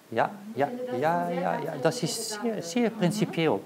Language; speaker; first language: German; non-native, learner; Dutch